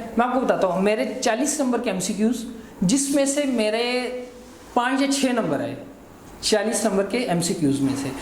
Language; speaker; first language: Hindi; non-native, local second language; Punjabi